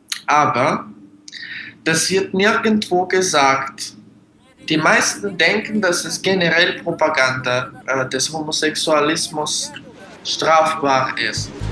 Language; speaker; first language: German; non-native, fluent; Russian